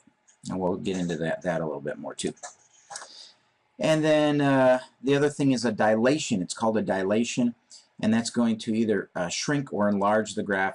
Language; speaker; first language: English; native; English